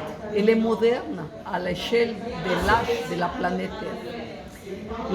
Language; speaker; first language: French; non-native, fluent; Spanish